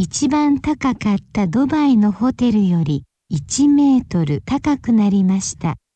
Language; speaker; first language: Japanese; non-native, fluent; English